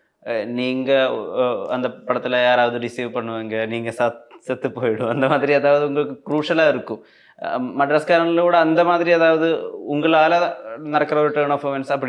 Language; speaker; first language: Tamil; non-native, fluent; Malayalam